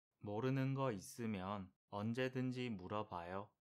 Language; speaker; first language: Korean; non-native, fluent; Vietnamese